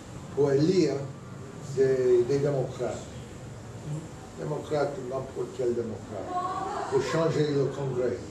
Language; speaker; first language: French; non-native, fluent; English